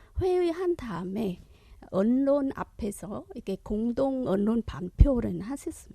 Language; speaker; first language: Korean; non-native, fluent; Vietnamese